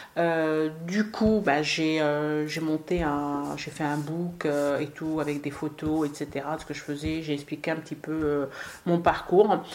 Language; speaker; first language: French; early bilingual, other home language; Arabic